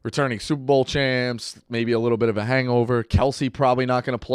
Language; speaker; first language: English; native; English